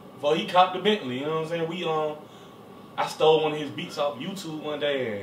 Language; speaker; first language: English; native; English